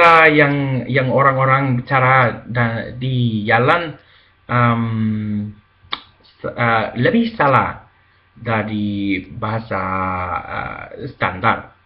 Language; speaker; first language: Indonesian; non-native, learner; Spanish